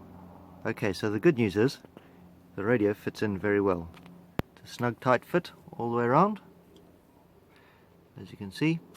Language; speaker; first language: English; native; English